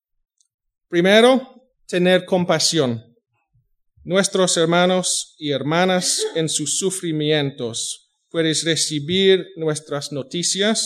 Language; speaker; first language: Spanish; non-native, fluent; English